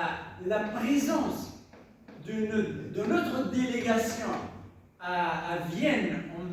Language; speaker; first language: French; non-native, local second language; Tachelhit